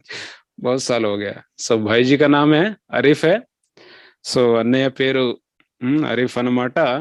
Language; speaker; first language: Hindi; non-native, local second language; Telugu